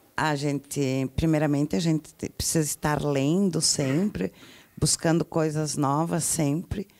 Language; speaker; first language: Portuguese; native; Portuguese